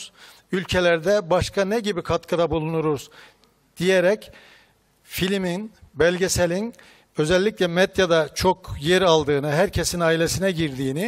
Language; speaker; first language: Turkish; native; Turkish